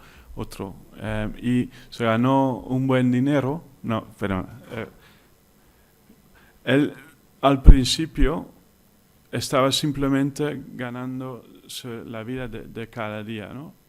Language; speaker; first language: Spanish; non-native, fluent; Dutch